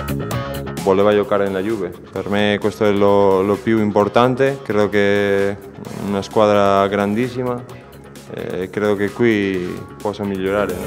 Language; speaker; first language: Italian; non-native, learner; Spanish